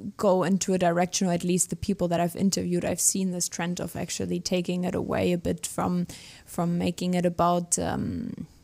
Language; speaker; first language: English; non-native, fluent; German